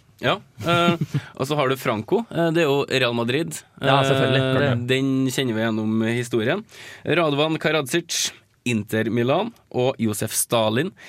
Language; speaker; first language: Norwegian; native; Norwegian